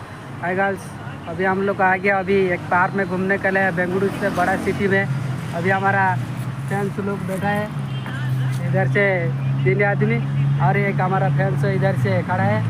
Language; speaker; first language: Hindi; non-native, local second language; Odia